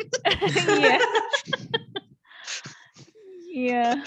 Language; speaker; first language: English; non-native, learner; Spanish